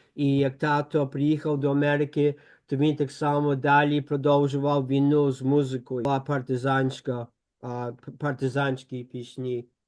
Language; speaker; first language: Ukrainian; early bilingual, heritage; Ukrainian